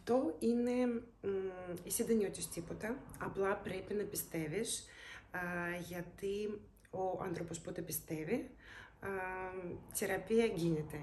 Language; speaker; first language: Greek; non-native, learner; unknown